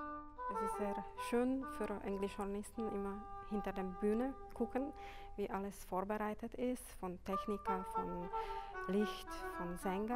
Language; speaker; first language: German; non-native, fluent; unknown